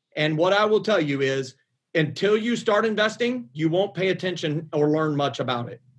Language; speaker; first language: English; native; English